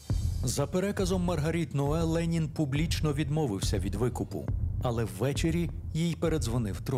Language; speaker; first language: Ukrainian; native; Ukrainian